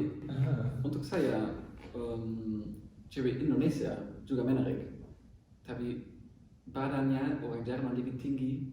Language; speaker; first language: Indonesian; non-native, learner; German